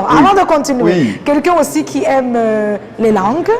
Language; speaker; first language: French; non-native, local second language; Kinyarwanda